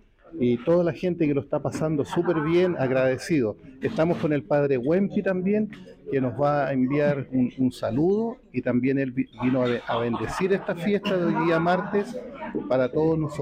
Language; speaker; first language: Spanish; native; Spanish